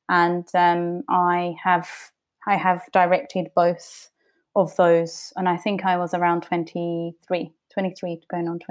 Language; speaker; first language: English; early bilingual, other home language; Bosnian